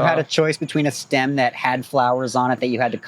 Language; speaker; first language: English; native; English